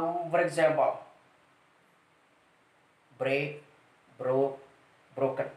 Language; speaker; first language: English; non-native, fluent; Indonesian